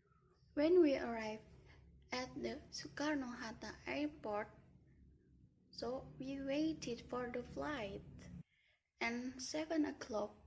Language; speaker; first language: English; non-native, learner; Indonesian